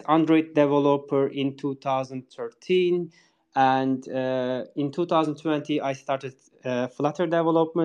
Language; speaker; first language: English; non-native, fluent; Turkish